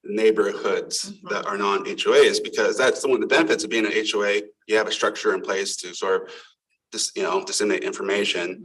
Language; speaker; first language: English; native; English